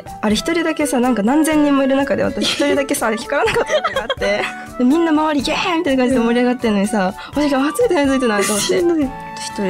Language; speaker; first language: Japanese; native; Japanese